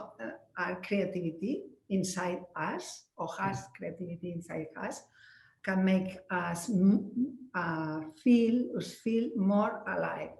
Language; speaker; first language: English; non-native, learner; Spanish